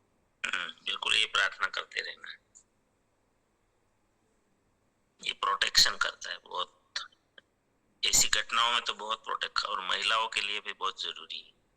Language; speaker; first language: Hindi; native; Hindi